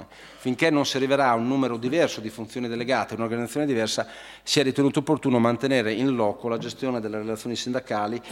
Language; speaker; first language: Italian; native; Italian